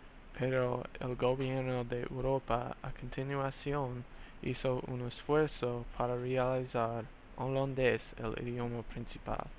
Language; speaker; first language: Spanish; non-native, learner; English